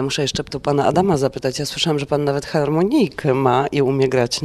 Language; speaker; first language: Polish; native; Polish